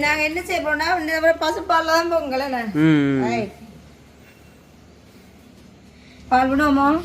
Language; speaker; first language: Tamil; native; Tamil